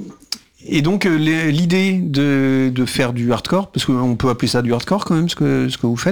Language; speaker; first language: French; native; French